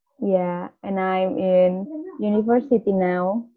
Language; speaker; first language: English; non-native, learner; Indonesian